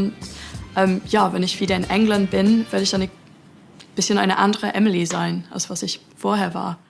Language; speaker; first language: German; non-native, fluent; English